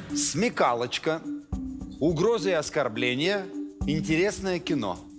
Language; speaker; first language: Russian; native; Russian